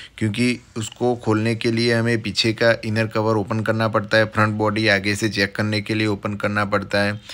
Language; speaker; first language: Hindi; native; Hindi